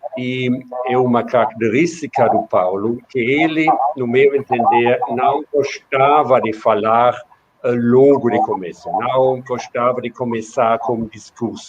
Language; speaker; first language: Portuguese; non-native, fluent; German